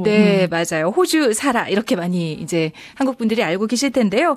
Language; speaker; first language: Korean; native; Korean